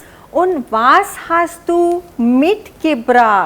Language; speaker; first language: German; non-native, fluent; Hindi